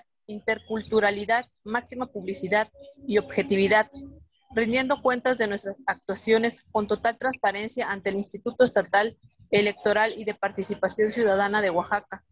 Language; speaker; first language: Spanish; native; Spanish